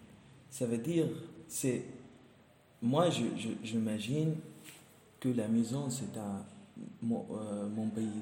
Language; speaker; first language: French; non-native, learner; Arabic